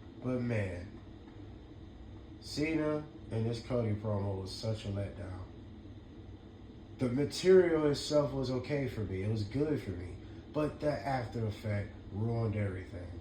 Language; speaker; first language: English; native; English